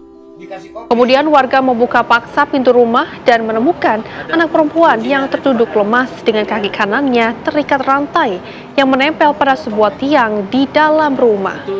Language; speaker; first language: Indonesian; native; Indonesian